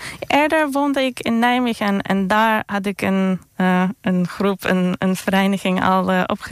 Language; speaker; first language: Dutch; non-native, fluent; Turkish